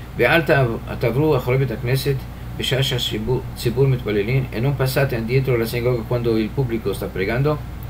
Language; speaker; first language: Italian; non-native, fluent; Hebrew